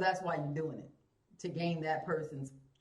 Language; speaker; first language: English; native; English